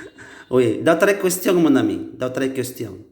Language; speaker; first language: French; non-native, learner; Indonesian